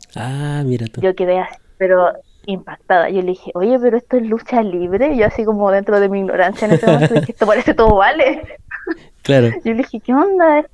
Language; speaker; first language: Spanish; native; Spanish